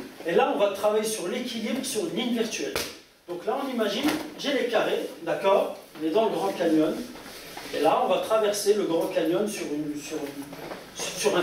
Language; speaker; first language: French; native; French